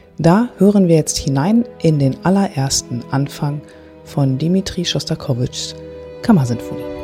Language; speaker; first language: German; native; German